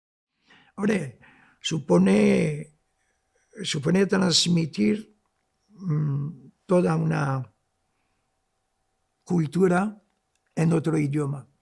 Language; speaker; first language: Spanish; non-native, local second language; Arabic